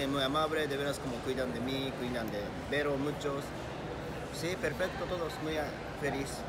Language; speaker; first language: Spanish; non-native, learner; Japanese